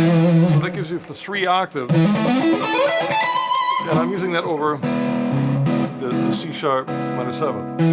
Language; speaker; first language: English; native; English